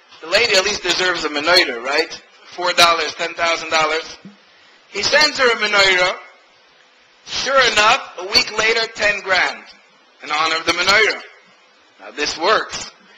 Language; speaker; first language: English; native; English